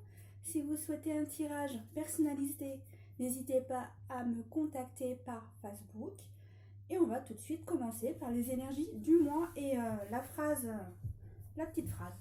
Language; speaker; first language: French; native; French